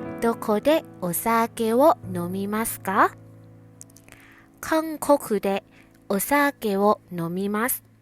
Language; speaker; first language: Japanese; non-native, fluent; Thai